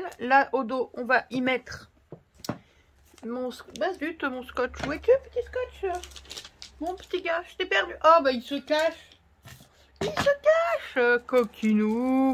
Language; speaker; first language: French; native; French